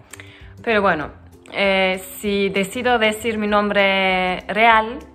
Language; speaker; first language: Spanish; non-native, fluent; Turkish